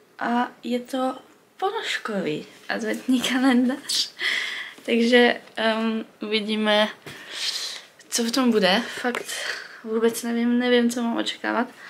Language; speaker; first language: Czech; early bilingual, heritage; Czech